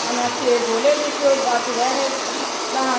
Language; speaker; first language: Dutch; non-native, learner; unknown